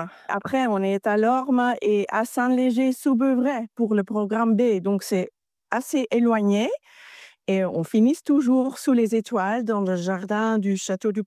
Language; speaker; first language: French; non-native, fluent; Dutch